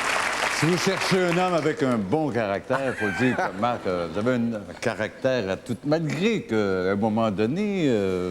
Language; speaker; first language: French; native; French